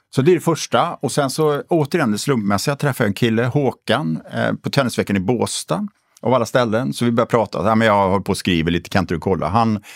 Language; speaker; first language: Swedish; native; Swedish